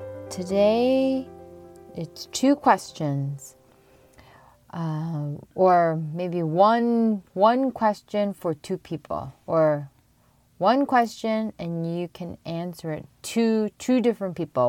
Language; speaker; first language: English; native; English